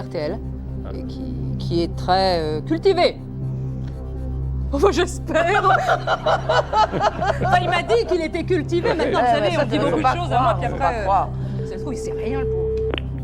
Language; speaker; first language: French; native; French